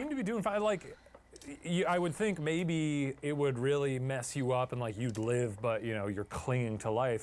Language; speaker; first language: English; native; English